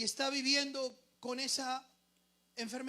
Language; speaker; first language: Spanish; native; Spanish